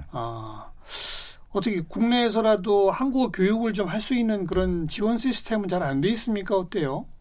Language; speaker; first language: Korean; native; Korean